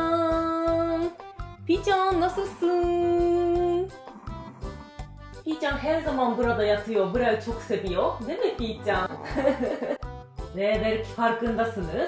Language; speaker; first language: Turkish; non-native, learner; Japanese